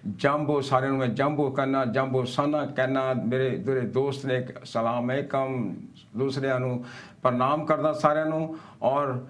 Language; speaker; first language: Punjabi; early bilingual, heritage; Punjabi